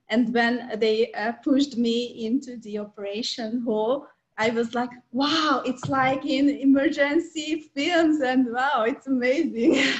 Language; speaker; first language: English; non-native, fluent; Hungarian